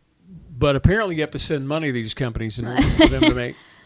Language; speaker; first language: English; native; English